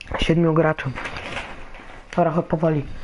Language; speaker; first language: Polish; native; Polish